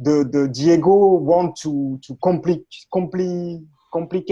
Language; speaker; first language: English; non-native, learner; French